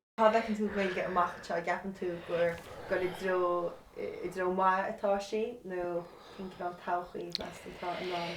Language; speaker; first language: Irish; native; Irish